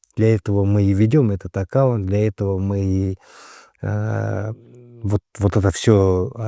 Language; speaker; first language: Russian; non-native, local second language; Kyrgyz